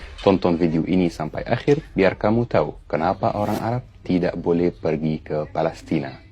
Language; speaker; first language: Indonesian; non-native, fluent; Arabic